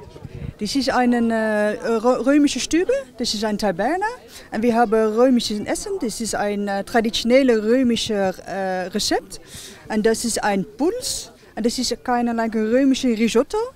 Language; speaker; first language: German; non-native, learner; Dutch